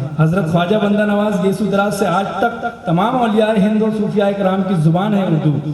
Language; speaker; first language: Urdu; native; Urdu